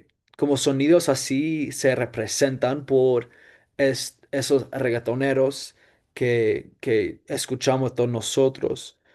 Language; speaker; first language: Spanish; non-native, fluent; English